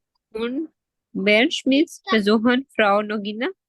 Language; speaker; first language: German; non-native, learner; Urdu